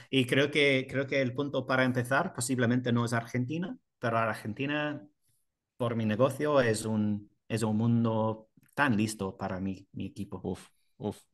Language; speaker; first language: Spanish; non-native, learner; English